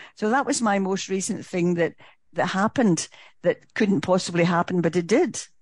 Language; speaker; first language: English; native; English